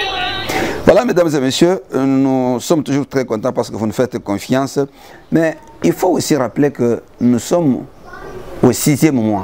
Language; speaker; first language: French; non-native, local second language; Luba-Lulua